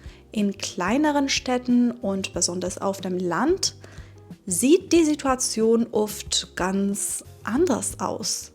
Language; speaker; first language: German; non-native, fluent; Persian